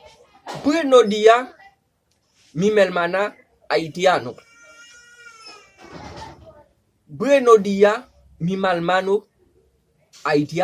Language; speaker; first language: Spanish; non-native, learner; Haitian Creole